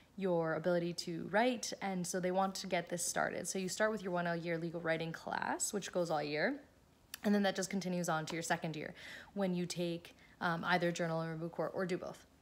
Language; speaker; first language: English; native; English